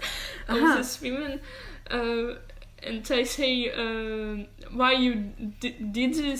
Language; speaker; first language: English; non-native, learner; Ukrainian